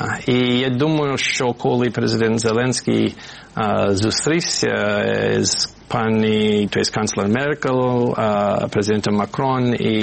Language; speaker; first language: Ukrainian; non-native, fluent; English